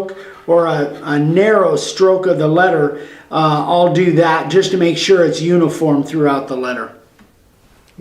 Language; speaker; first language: English; native; English